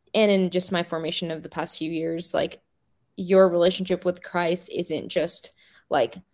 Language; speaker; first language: English; native; English